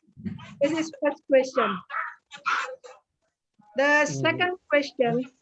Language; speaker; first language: English; non-native, learner; Indonesian